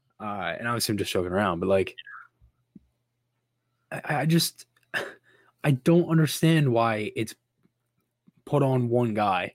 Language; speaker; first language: English; native; English